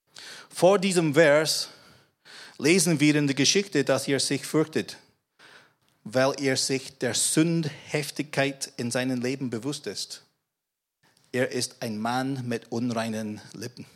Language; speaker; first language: German; non-native, fluent; English